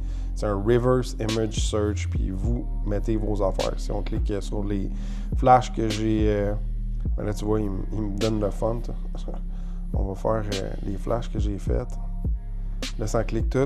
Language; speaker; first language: French; native; French